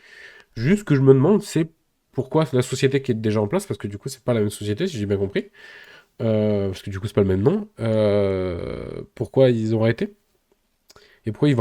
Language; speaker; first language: French; native; French